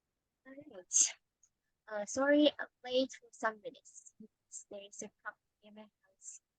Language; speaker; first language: English; non-native, fluent; Vietnamese